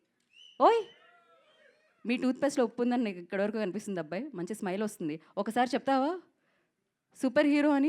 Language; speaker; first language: Telugu; native; Telugu